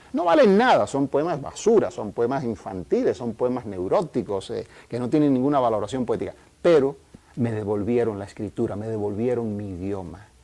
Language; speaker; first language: Spanish; native; Spanish